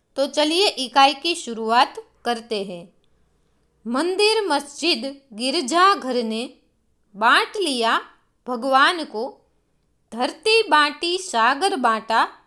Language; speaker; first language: Hindi; non-native, local second language; Gujarati